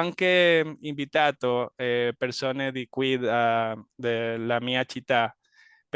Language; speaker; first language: Italian; non-native, learner; Spanish